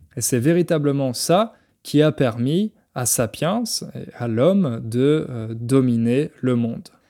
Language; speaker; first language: French; native; French